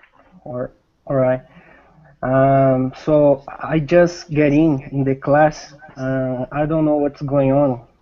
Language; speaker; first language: English; non-native, learner; Portuguese